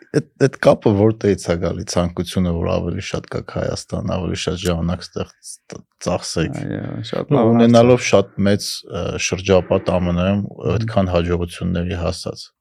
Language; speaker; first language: Armenian; native; Armenian